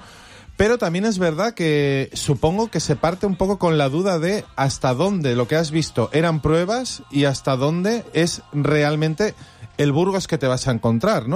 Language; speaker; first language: Spanish; native; Spanish